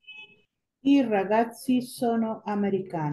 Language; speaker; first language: Italian; non-native, learner; Spanish